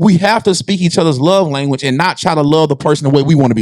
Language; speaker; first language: English; native; English